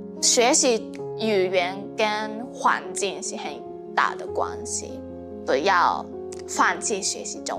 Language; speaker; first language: Chinese; non-native, learner; Japanese